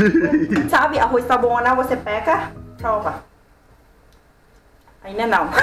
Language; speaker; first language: Portuguese; non-native, learner; Thai